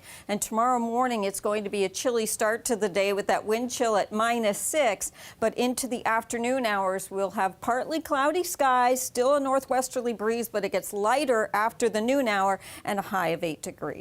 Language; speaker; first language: English; native; English